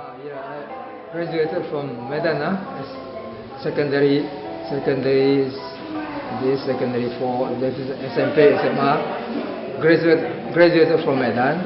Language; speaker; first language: English; non-native, fluent; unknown